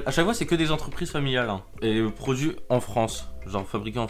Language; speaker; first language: French; native; French